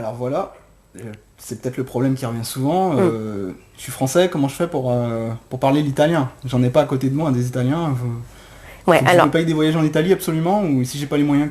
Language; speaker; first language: French; native; French